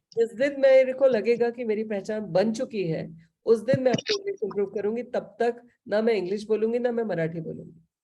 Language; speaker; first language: Hindi; native; Hindi